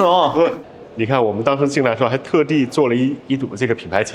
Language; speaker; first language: Chinese; native; Chinese